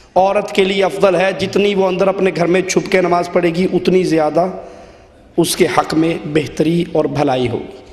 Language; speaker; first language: Urdu; non-native, local second language; Punjabi